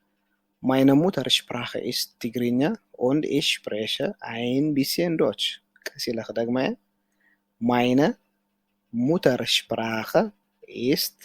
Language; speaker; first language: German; non-native, fluent; Tigrinya